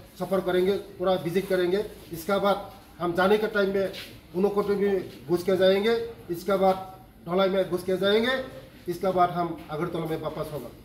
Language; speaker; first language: Hindi; non-native, local second language; Kok Borok